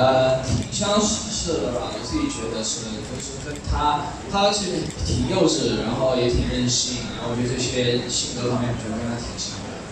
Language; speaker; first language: Chinese; native; Chinese